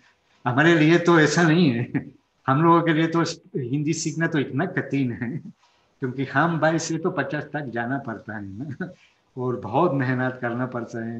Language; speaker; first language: Hindi; non-native, fluent; Spanish